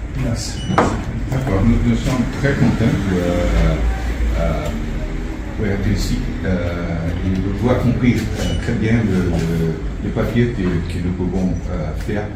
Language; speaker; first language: French; non-native, learner; Portuguese